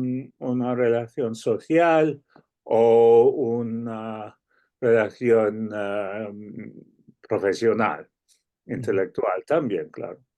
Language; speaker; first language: Spanish; non-native, fluent; English